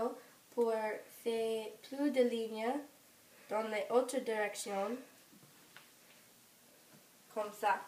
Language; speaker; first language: French; non-native, learner; English